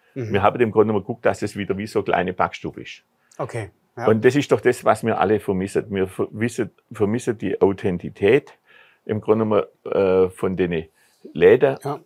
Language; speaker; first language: German; native; German